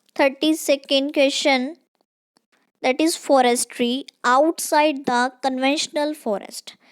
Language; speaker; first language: English; non-native, local second language; Punjabi